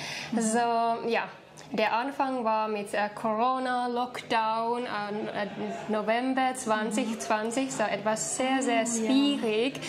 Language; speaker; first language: German; non-native, fluent; Finnish